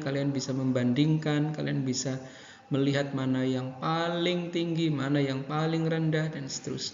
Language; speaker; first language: Indonesian; native; Indonesian